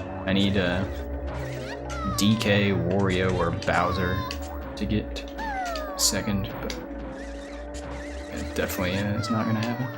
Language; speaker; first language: English; native; English